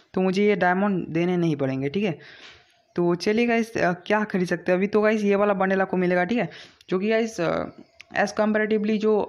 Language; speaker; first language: Hindi; non-native, local second language; Bangla